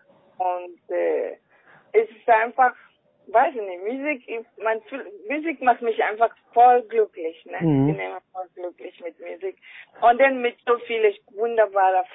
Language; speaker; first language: German; non-native, fluent; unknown